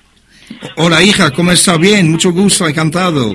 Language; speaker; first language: Spanish; non-native, learner; French